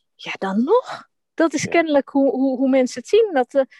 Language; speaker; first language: Dutch; native; Dutch